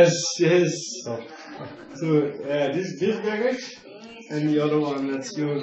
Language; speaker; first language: English; non-native, learner; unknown